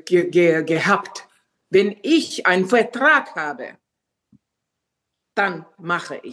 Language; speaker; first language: German; non-native, fluent; Finnish